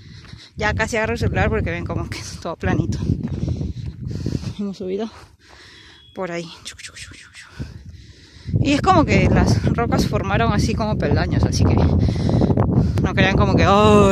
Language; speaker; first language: Spanish; native; Spanish